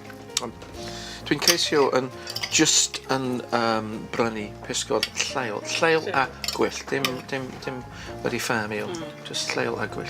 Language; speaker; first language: Welsh; non-native, learner; English